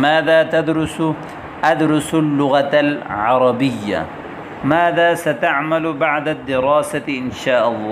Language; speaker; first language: Arabic; non-native, fluent; Urdu